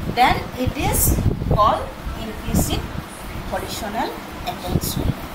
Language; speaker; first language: English; non-native, local second language; Assamese